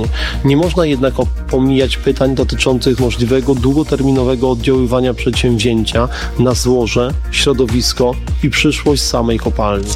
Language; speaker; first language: Polish; native; Polish